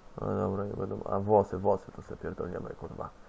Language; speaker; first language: Polish; native; Polish